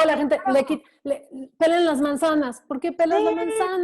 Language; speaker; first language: Spanish; native; Spanish